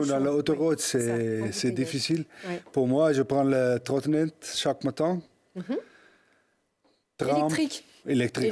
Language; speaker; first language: French; non-native, learner; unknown